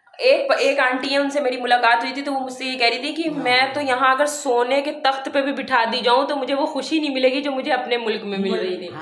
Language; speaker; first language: Hindi; native; Hindi